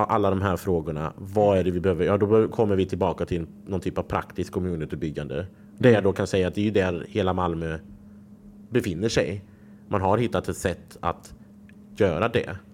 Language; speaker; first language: Swedish; native; Swedish